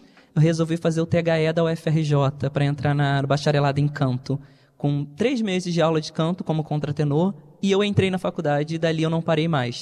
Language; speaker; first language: Portuguese; native; Portuguese